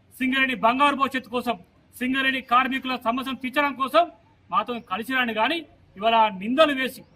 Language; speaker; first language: Telugu; native; Telugu